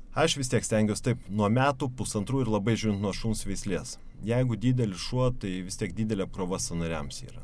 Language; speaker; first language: Lithuanian; native; Lithuanian